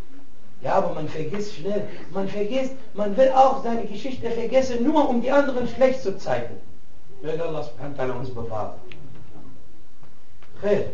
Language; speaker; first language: German; non-native, fluent; Arabic